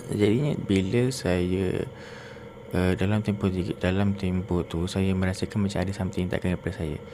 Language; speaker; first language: Malay; native; Malay